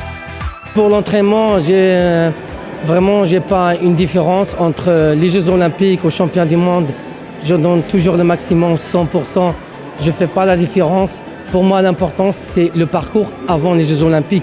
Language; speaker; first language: French; non-native, local second language; Arabic